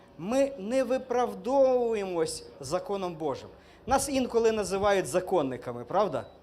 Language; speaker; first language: Ukrainian; non-native, local second language; Russian